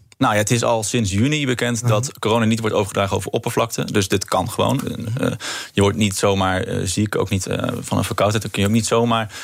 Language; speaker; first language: Dutch; native; Dutch